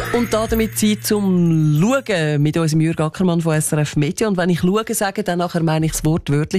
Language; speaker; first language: German; native; German